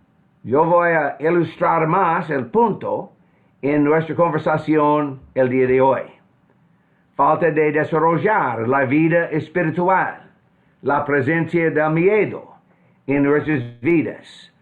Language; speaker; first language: Spanish; non-native, fluent; English